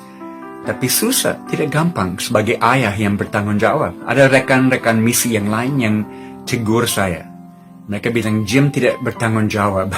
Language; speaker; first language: Indonesian; non-native, fluent; English